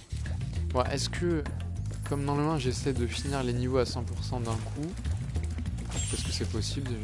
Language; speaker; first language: French; native; French